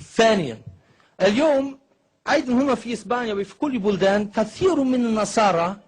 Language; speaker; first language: Arabic; non-native, fluent; German